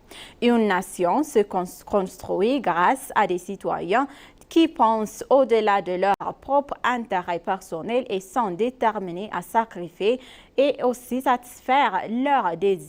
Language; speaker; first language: French; non-native, fluent; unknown